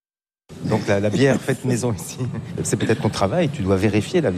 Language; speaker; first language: French; native; French